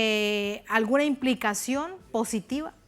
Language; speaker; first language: Spanish; native; Spanish